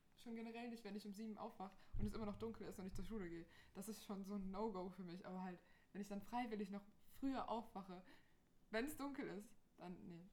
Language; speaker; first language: German; non-native, fluent; Portuguese